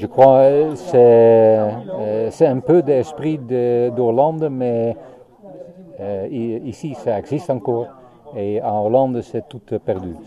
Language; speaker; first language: French; non-native, learner; Dutch